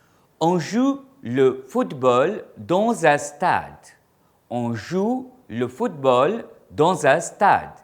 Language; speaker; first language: French; non-native, fluent; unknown